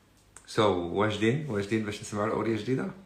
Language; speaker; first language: Arabic; native; Arabic